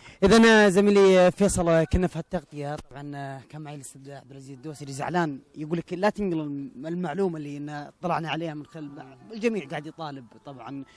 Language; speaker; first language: Arabic; native; Arabic